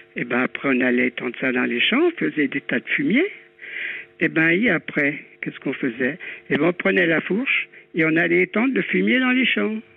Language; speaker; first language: French; native; French